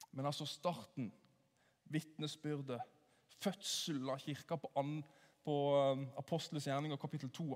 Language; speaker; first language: Norwegian; native; Norwegian